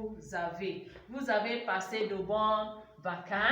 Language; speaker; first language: French; non-native, fluent; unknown